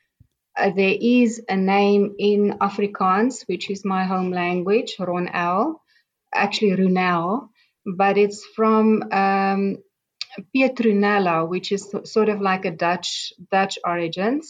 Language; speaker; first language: English; non-native, local second language; Afrikaans